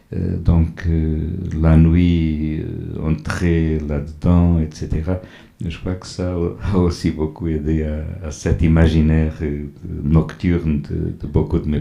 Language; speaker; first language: French; non-native, fluent; Portuguese